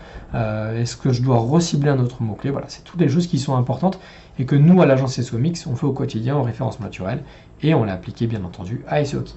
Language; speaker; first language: French; native; French